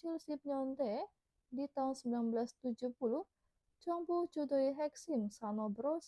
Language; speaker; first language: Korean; non-native, fluent; Indonesian